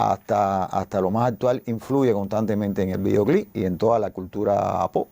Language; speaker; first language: Spanish; native; Spanish